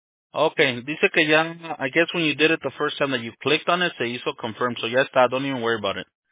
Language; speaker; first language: English; early bilingual, other home language; Spanish